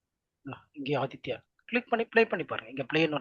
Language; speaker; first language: Tamil; native; Tamil